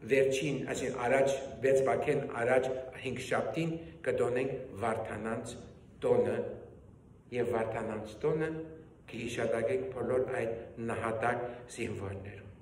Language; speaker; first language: Armenian; early bilingual, heritage; Armenian